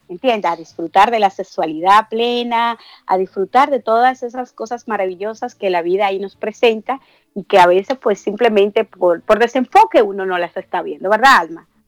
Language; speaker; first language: Spanish; native; Spanish